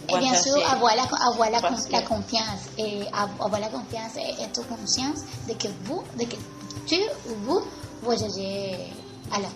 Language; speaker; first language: French; non-native, learner; Spanish